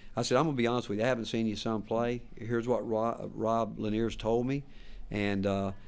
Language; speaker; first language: English; native; English